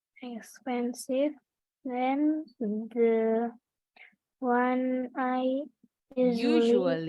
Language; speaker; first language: English; non-native, learner; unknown